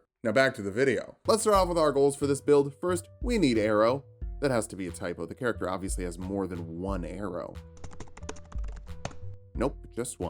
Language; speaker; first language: English; native; English